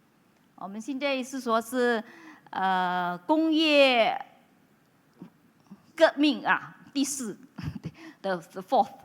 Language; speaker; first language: Chinese; non-native, local second language; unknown